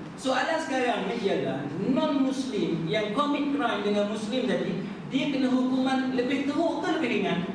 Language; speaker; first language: Malay; native; Malay